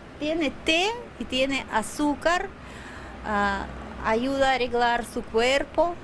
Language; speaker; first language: Spanish; non-native, learner; Russian